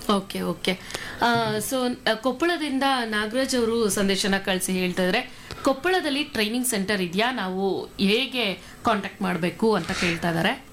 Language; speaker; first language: Kannada; native; Kannada